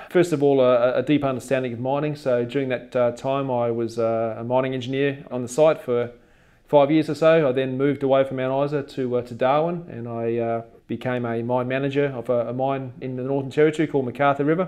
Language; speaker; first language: English; native; English